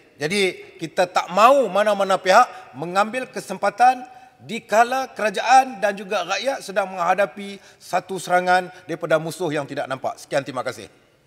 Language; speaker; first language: Malay; native; Malay